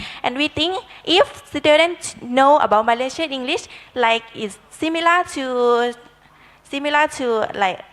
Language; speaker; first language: English; non-native, learner; Thai